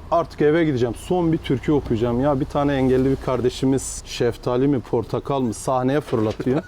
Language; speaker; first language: Turkish; early bilingual, other home language; Zaza